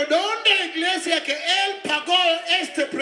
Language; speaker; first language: Spanish; non-native, learner; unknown